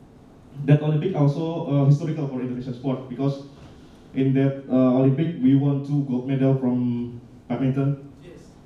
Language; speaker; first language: English; non-native, learner; Indonesian